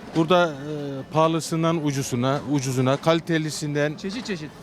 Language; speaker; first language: Turkish; native; Turkish